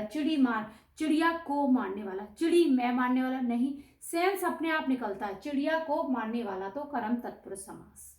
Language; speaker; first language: Hindi; native; Hindi